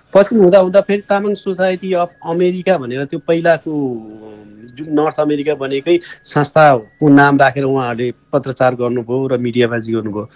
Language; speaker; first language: Nepali; non-native, local second language; Eastern Tamang